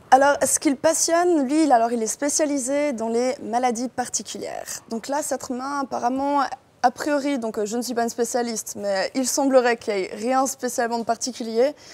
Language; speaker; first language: French; native; French